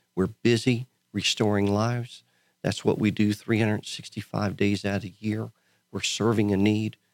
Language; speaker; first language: English; native; English